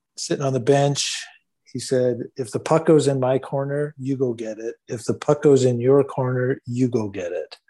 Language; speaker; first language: English; native; English